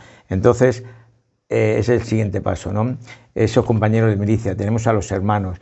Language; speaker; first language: Spanish; native; Spanish